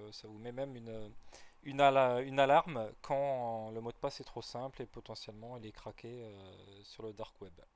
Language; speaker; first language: French; native; French